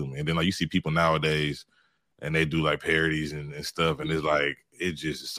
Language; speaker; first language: English; native; English